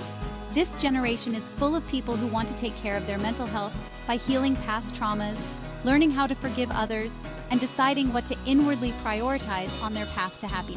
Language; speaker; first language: English; native; English